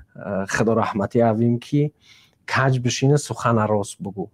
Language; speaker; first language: Persian; native; Persian